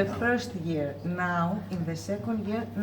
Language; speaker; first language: English; non-native, learner; Greek